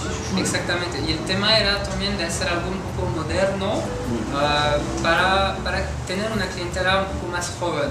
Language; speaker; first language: Spanish; non-native, fluent; French